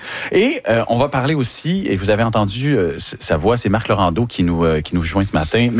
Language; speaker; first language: French; native; French